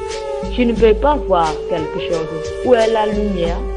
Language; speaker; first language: French; non-native, learner; Dutch